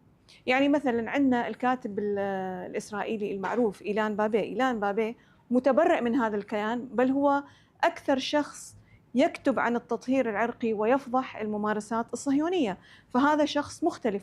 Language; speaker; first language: Arabic; native; Arabic